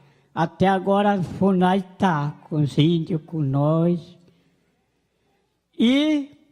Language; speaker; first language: Portuguese; non-native, local second language; Guarani